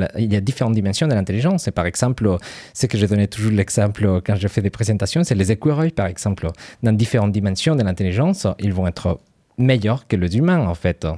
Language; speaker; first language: French; non-native, fluent; Spanish